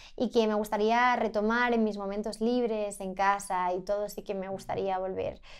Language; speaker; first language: Spanish; native; Spanish